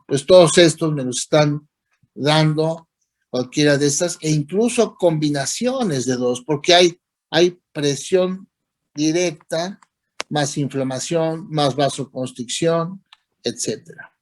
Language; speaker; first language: Spanish; native; Spanish